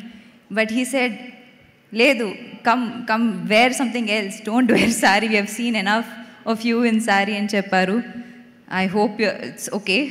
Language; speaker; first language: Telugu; non-native, fluent; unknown